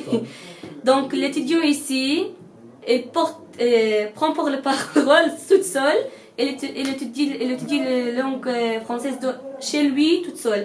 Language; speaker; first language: French; non-native, learner; Arabic